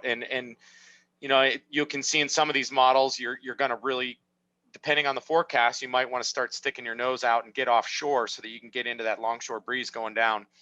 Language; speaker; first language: English; native; English